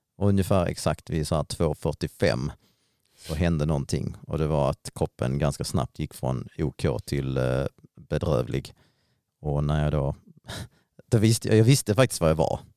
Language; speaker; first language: Swedish; native; Swedish